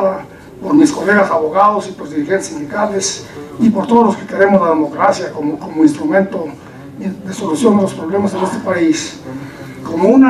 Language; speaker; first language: Spanish; native; Spanish